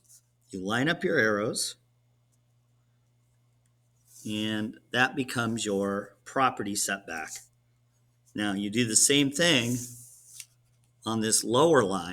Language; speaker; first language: English; native; English